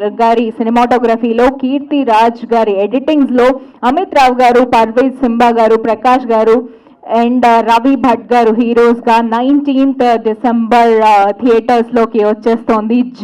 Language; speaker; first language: Telugu; native; Telugu